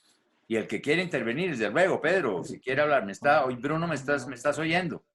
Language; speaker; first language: Spanish; native; Spanish